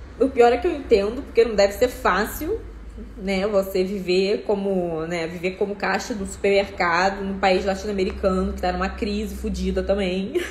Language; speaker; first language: Portuguese; native; Portuguese